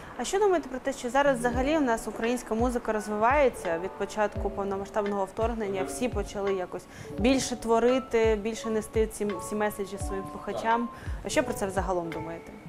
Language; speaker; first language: Ukrainian; native; Ukrainian